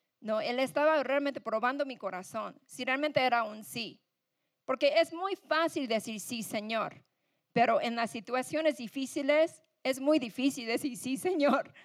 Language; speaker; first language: Spanish; non-native, fluent; English